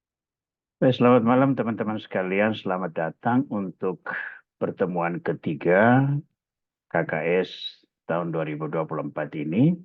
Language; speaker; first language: Indonesian; native; Indonesian